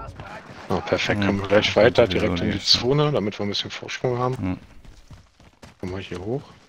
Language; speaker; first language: German; native; German